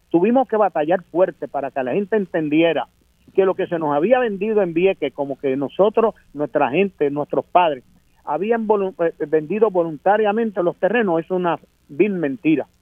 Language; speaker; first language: Spanish; native; Spanish